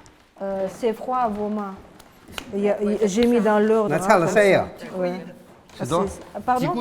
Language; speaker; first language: French; non-native, fluent; Russian